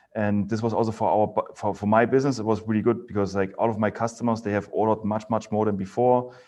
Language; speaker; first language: English; non-native, fluent; German